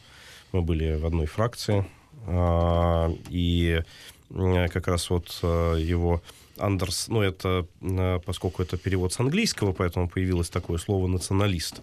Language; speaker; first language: Russian; native; Russian